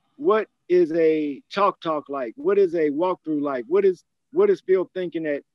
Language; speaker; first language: English; native; English